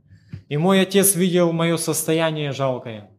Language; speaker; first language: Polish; non-native, learner; Ukrainian